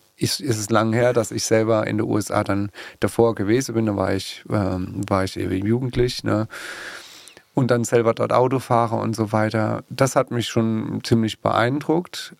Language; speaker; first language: German; native; German